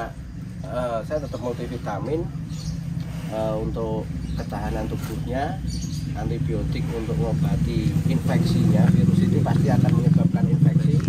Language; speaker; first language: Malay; non-native, local second language; Javanese